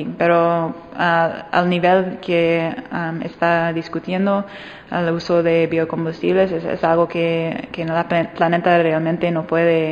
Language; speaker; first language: Spanish; non-native, fluent; English